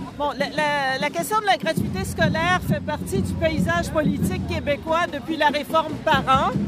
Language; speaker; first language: French; native; French